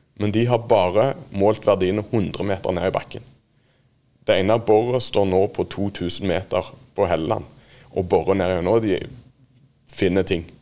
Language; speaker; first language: Norwegian; native; Norwegian